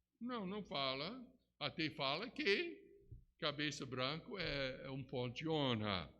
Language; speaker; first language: Portuguese; non-native, fluent; English